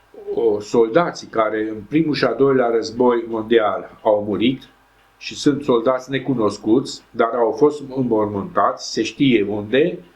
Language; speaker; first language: Romanian; non-native, local second language; Hungarian